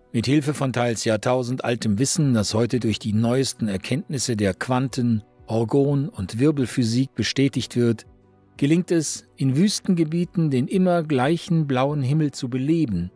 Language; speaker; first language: German; native; German